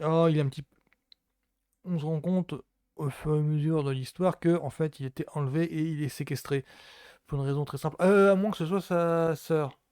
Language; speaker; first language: French; native; French